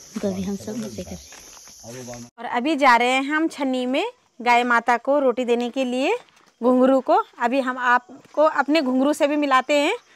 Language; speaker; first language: Hindi; non-native, local second language; Garhwali